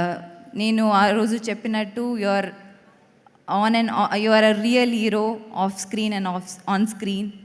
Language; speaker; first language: Telugu; non-native, learner; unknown